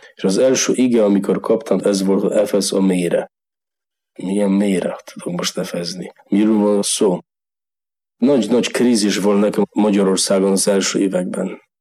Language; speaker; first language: Hungarian; non-native, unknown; Polish